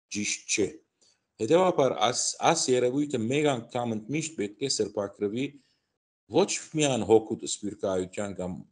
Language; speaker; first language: Armenian; early bilingual, heritage; Armenian